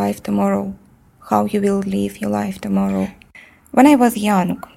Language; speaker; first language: English; non-native, fluent; Russian